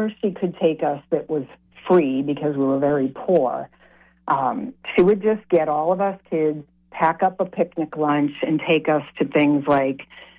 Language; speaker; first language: English; native; English